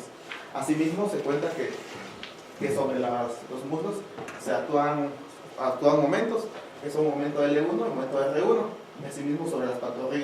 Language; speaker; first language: Spanish; native; Spanish